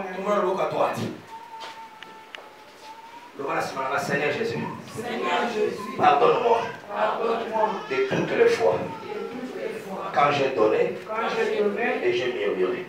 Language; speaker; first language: French; non-native, local second language; Lingala